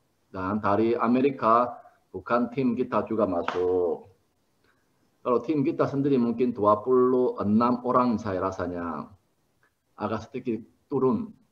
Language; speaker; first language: Indonesian; non-native, learner; Korean